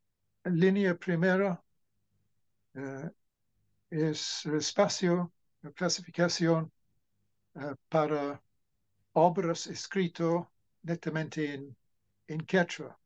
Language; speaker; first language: Spanish; non-native, fluent; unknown